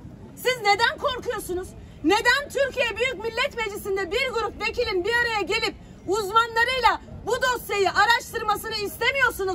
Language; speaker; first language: Turkish; native; Turkish